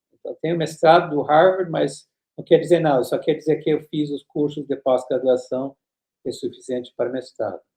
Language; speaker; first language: Portuguese; non-native, fluent; English